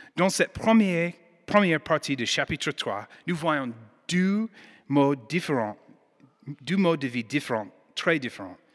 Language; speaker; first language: French; non-native, fluent; English